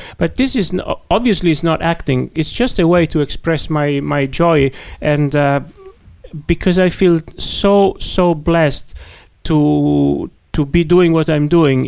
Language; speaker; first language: English; non-native, fluent; Italian